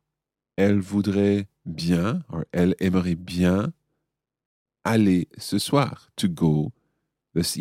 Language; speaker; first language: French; non-native, fluent; English